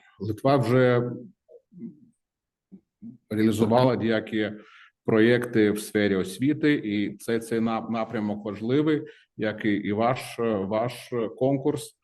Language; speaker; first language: Ukrainian; non-native, fluent; Lithuanian